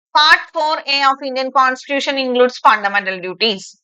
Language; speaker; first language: English; non-native, local second language; Malayalam